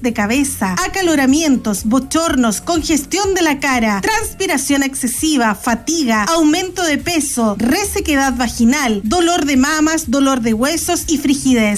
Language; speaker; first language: Spanish; native; Spanish